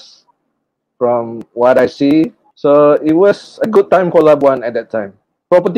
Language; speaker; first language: English; non-native, local second language; Malay